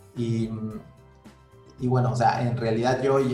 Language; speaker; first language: Spanish; native; Spanish